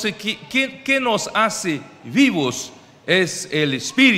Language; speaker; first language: Spanish; non-native, fluent; Portuguese